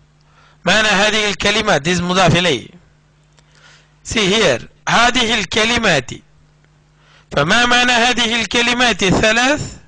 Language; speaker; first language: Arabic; non-native, fluent; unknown